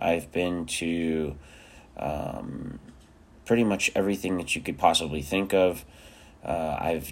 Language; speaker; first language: English; native; English